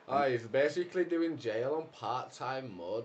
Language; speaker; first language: English; native; English